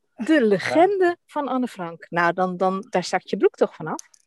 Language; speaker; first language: Dutch; native; Dutch